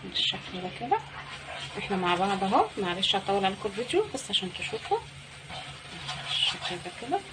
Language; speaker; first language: Arabic; native; Arabic